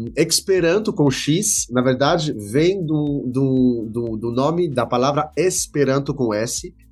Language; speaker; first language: Portuguese; non-native, fluent; French